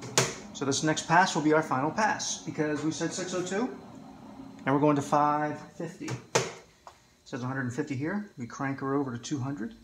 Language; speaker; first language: English; native; English